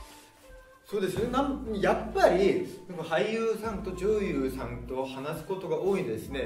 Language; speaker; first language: Japanese; non-native, fluent; Korean